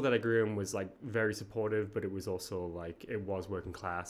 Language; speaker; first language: English; native; English